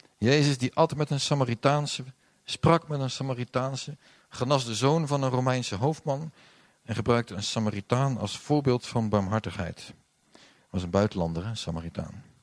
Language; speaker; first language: Dutch; native; Dutch